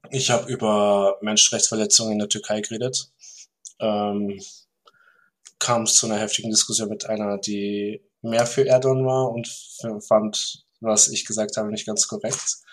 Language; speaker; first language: German; early bilingual, other home language; Turkish